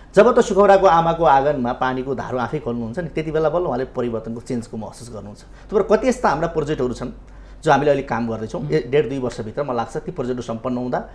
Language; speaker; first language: Nepali; native; Nepali